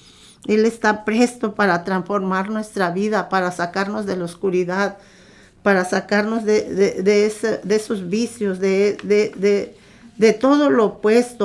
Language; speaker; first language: Spanish; native; Spanish